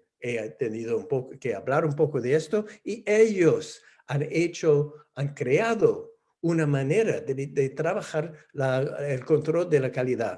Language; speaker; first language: Spanish; non-native, fluent; English